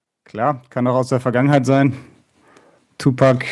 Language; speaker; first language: German; native; German